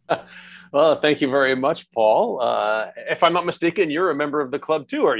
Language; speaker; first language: English; native; English